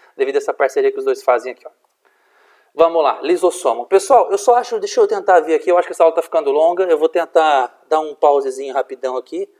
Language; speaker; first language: Portuguese; native; Portuguese